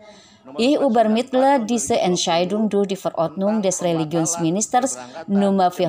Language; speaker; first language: German; non-native, fluent; Indonesian